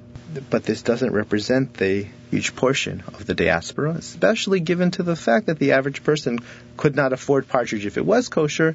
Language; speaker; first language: English; native; English